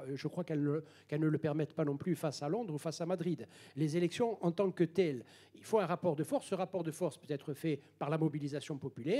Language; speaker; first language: French; native; French